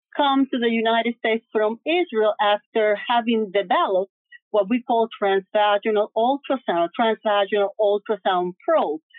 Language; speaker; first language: English; early bilingual, other home language; Spanish